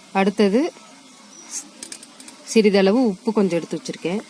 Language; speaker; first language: Tamil; native; Tamil